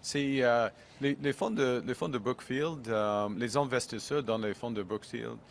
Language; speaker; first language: French; non-native, local second language; English